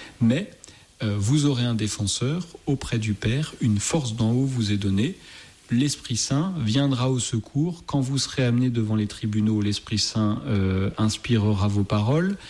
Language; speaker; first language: French; native; French